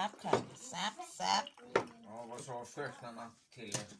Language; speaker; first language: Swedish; non-native, fluent; Thai